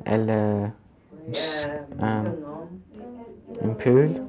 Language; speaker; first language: French; non-native, learner; English